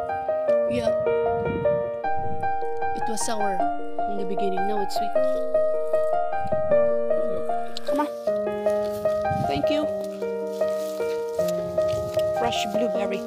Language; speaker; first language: English; non-native, local second language; Filipino